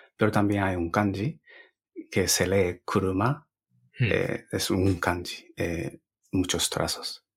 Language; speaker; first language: Spanish; non-native, fluent; Japanese